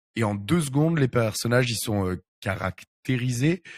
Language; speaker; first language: French; native; French